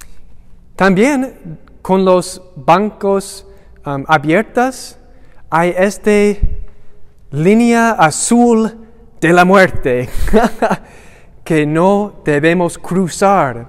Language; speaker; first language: Spanish; non-native, learner; English